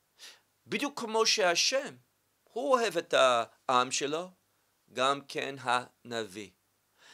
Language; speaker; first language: Hebrew; non-native, fluent; English